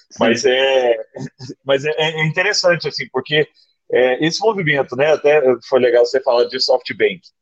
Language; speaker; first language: Portuguese; native; Portuguese